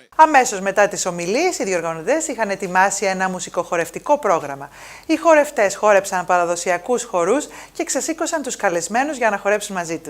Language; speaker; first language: Greek; native; Greek